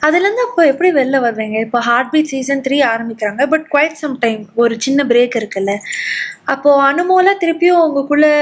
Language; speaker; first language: Tamil; native; Tamil